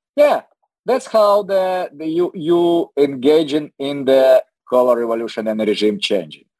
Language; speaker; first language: English; non-native, learner; Russian